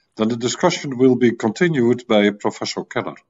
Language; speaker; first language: English; non-native, fluent; Dutch